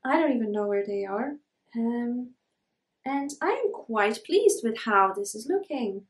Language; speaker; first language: English; non-native, fluent; Polish